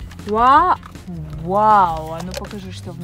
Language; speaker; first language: Russian; native; Russian